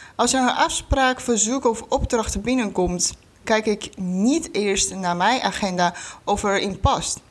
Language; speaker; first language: Dutch; non-native, fluent; Chinese